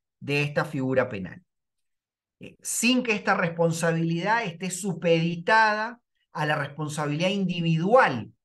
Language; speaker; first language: Spanish; native; Spanish